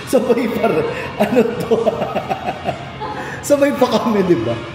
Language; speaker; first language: Filipino; native; Filipino